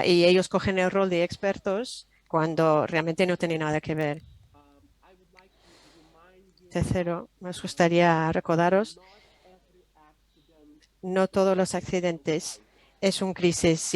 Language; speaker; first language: Spanish; non-native, fluent; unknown